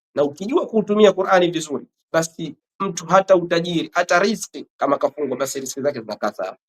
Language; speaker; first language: Swahili; native; Swahili